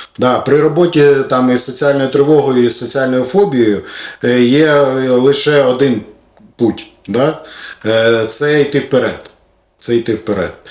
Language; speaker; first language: Ukrainian; non-native, local second language; Russian